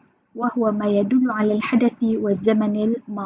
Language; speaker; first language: Arabic; non-native, fluent; Malay